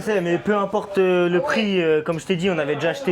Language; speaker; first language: French; native; French